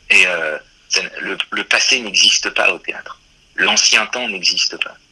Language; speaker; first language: French; native; French